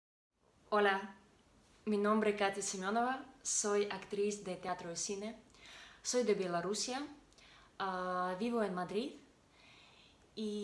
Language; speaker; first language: Spanish; non-native, learner; Russian